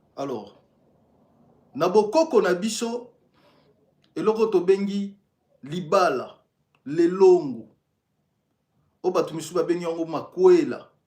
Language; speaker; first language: Lingala; non-native, local second language; Kongo